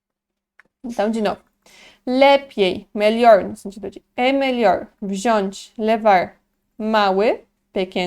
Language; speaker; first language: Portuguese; non-native, fluent; Polish